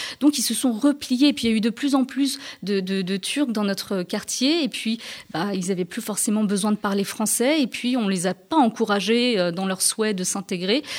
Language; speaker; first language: French; early bilingual, other home language; Turkish